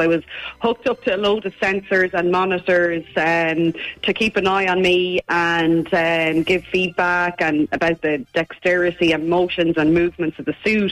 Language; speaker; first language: English; native; English